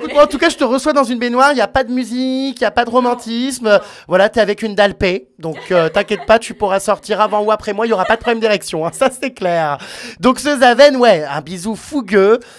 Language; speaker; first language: French; native; French